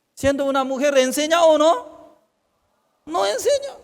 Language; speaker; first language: Spanish; non-native, fluent; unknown